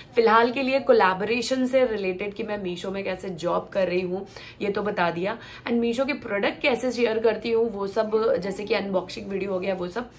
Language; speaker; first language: Hindi; non-native, local second language; Gujarati